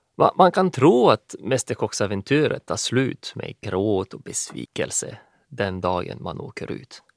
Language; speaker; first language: Swedish; non-native, fluent; French